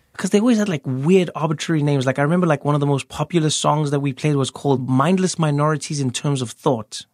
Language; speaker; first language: English; native; English